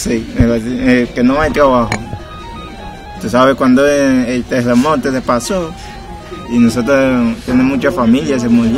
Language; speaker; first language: Spanish; non-native, learner; Haitian Creole